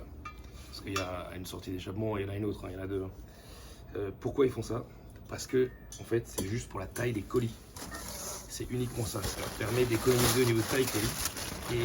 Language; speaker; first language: French; native; French